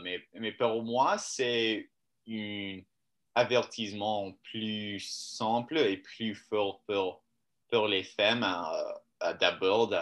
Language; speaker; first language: French; non-native, learner; English